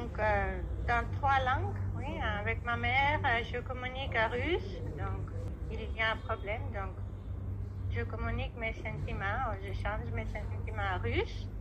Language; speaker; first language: French; non-native, fluent; Russian